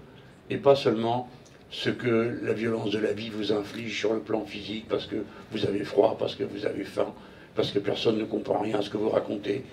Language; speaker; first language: French; native; French